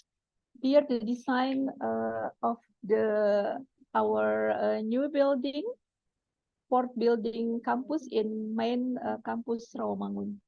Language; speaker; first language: English; non-native, fluent; Indonesian